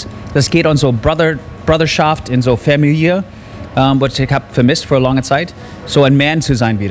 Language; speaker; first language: German; non-native, learner; English